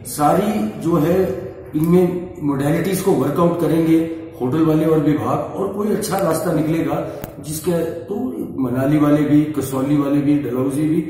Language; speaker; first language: Hindi; native; Hindi